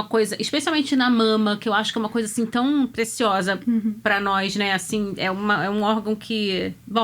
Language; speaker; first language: Portuguese; native; Portuguese